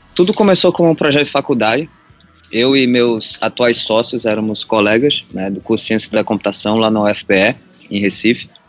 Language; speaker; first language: Portuguese; native; Portuguese